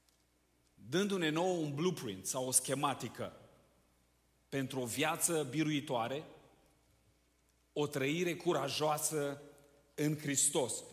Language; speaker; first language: Romanian; native; Romanian